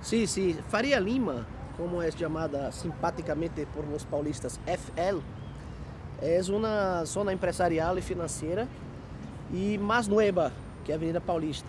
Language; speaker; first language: Spanish; early bilingual, heritage; Spanish